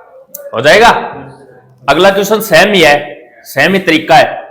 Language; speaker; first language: Hindi; native; Hindi